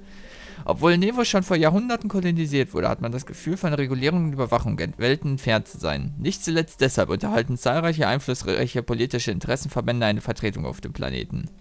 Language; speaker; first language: German; native; German